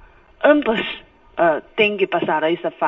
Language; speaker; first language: Portuguese; non-native, fluent; Chinese